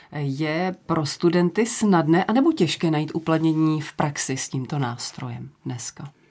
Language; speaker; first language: Czech; native; Czech